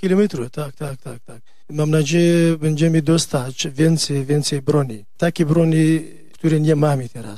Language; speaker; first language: Polish; non-native, learner; Kurdish